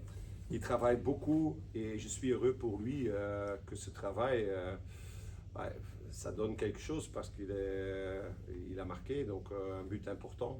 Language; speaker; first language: French; non-native, local second language; Dutch